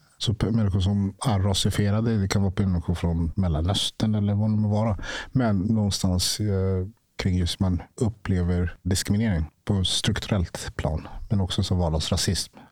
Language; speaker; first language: Swedish; early bilingual, other home language; Ganda